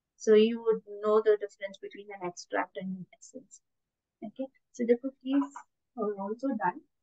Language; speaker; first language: English; non-native, local second language; Tamil